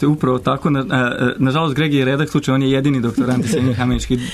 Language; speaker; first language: Serbian; native; Serbian